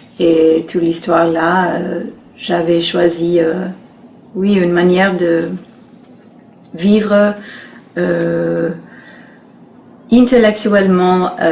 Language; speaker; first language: French; non-native, learner; English